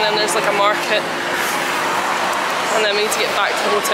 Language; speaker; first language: English; native; English